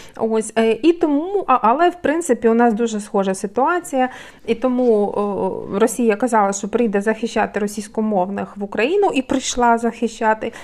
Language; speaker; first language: Ukrainian; non-native, local second language; Russian